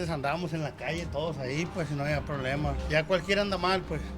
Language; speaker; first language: Spanish; native; Spanish